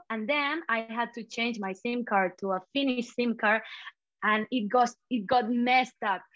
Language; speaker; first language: English; non-native, fluent; Spanish